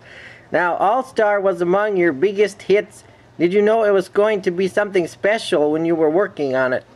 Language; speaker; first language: English; native; English